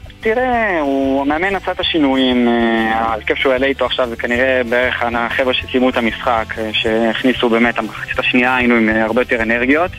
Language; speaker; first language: Hebrew; early bilingual, other home language; Spanish